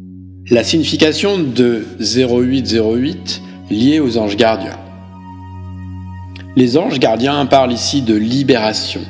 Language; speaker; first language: French; native; French